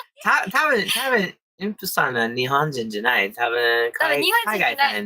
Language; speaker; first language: Japanese; non-native, learner; English